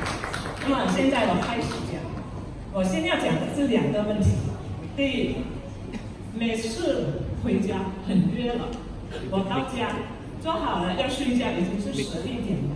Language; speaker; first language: Chinese; early bilingual, heritage; Chinese